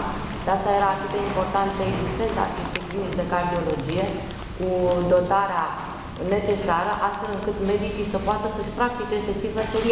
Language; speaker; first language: Romanian; native; Romanian